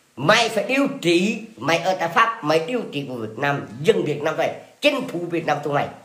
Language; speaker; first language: Vietnamese; non-native, local second language; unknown